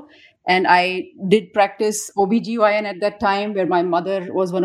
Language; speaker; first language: English; non-native, local second language; Urdu